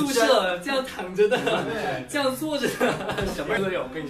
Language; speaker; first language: Chinese; native; Chinese